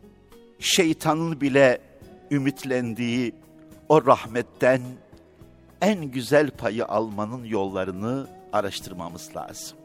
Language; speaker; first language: Turkish; native; Turkish